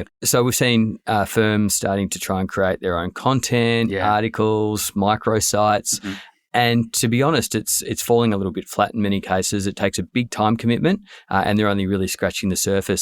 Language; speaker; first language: English; native; English